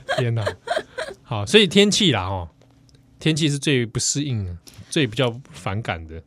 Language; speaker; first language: Chinese; native; Chinese